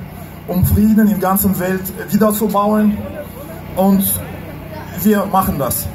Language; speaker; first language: German; non-native, fluent; Russian